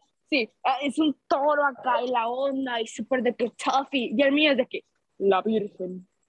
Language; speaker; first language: Spanish; early bilingual, heritage; Spanish